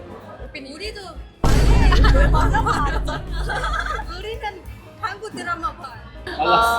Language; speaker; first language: Korean; non-native, learner; Malay